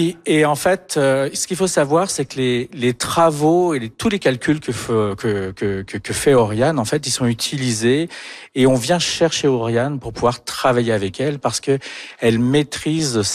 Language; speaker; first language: French; native; French